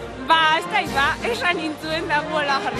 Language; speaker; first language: Basque; native; Basque